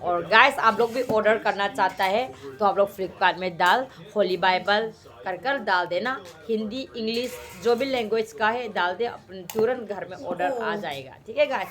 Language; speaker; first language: Hindi; non-native, local second language; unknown